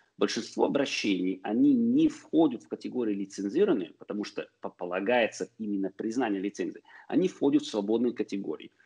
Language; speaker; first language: Russian; early bilingual, heritage; Russian